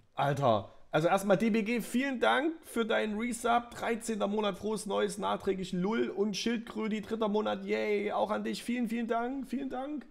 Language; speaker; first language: German; native; German